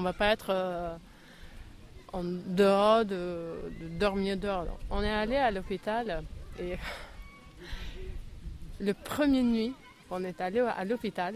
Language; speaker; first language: French; non-native, fluent; Albanian